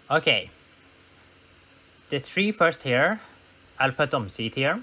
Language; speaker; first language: English; non-native, fluent; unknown